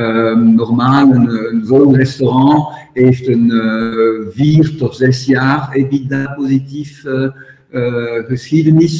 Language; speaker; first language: Dutch; non-native, local second language; French